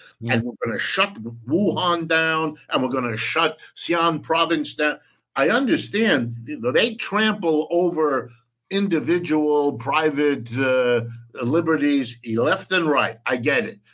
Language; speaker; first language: English; early bilingual, other home language; French